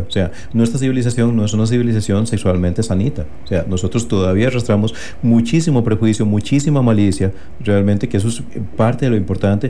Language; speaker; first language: Spanish; native; Spanish